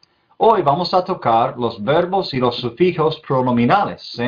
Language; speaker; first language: Spanish; non-native, fluent; English